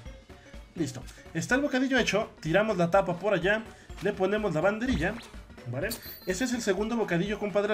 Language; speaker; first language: Spanish; native; Spanish